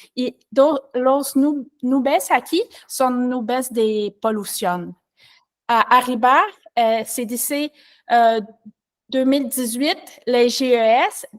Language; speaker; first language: Spanish; non-native, learner; French